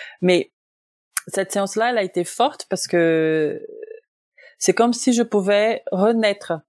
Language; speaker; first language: French; non-native, fluent; Portuguese